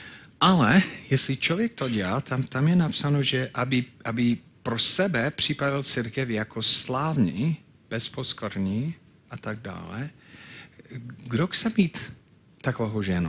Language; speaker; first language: Czech; non-native, fluent; English